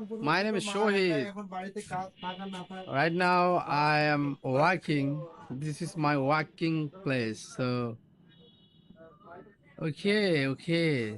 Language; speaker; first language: English; non-native, learner; Bangla